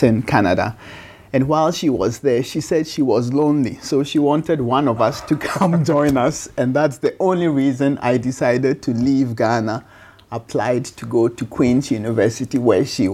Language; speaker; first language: English; non-native, local second language; Akan